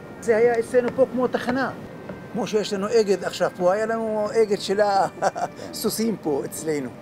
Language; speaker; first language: Hebrew; non-native, local second language; Arabic